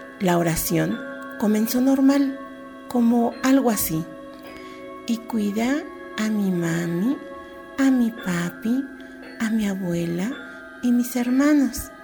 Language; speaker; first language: Spanish; native; Spanish